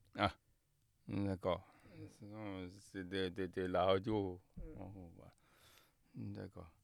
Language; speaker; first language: French; non-native, learner; Chinese